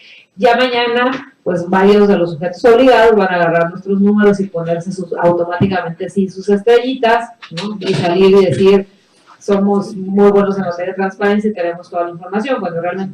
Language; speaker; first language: Spanish; native; Spanish